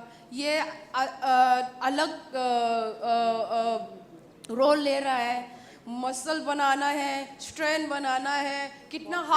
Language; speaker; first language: Hindi; non-native, local second language; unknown